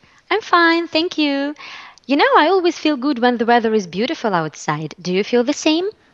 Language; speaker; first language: English; non-native, fluent; Russian